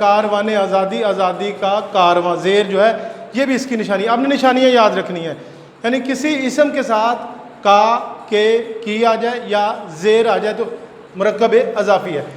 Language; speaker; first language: Urdu; non-native, local second language; Punjabi